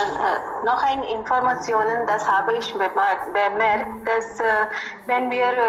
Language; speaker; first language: German; non-native, learner; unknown